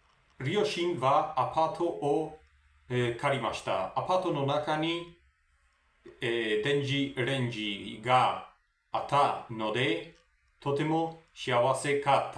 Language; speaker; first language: Japanese; non-native, learner; Spanish